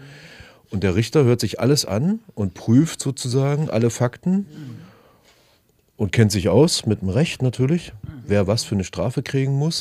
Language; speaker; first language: German; native; German